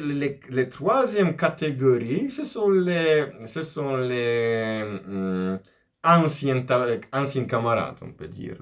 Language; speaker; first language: French; non-native, fluent; Polish